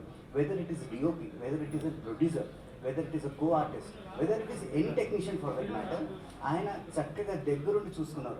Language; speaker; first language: Telugu; native; Telugu